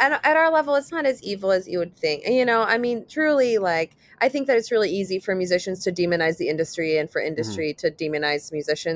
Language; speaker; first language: English; native; English